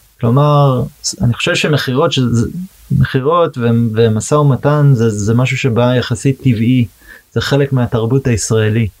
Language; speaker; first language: Hebrew; early bilingual, heritage; Hebrew